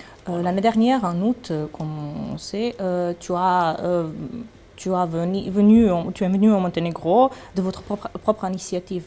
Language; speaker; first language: French; non-native, fluent; Serbian